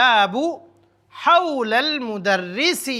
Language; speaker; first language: Arabic; non-native, fluent; Urdu